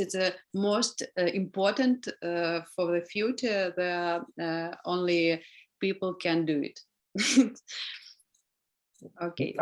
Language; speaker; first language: English; non-native, learner; Ukrainian